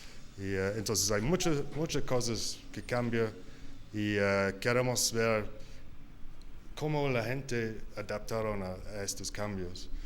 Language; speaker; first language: Spanish; non-native, learner; English